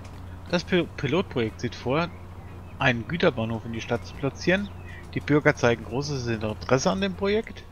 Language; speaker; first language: German; native; German